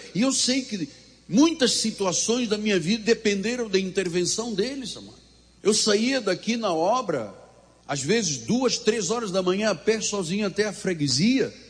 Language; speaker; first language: Portuguese; native; Portuguese